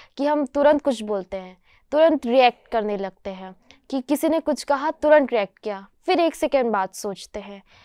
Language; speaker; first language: Hindi; native; Hindi